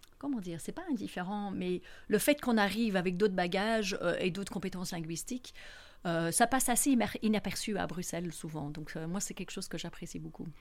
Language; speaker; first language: French; non-native, fluent; English